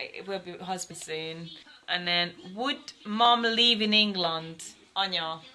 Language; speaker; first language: English; non-native, fluent; Hungarian